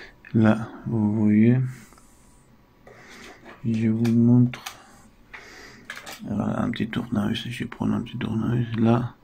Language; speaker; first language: French; non-native, fluent; Russian